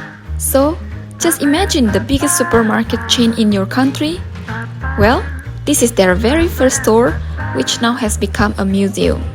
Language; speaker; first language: English; non-native, fluent; Indonesian